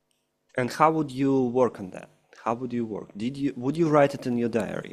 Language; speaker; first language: English; non-native, fluent; Russian